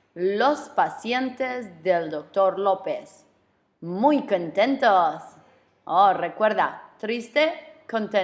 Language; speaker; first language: Spanish; non-native, fluent; English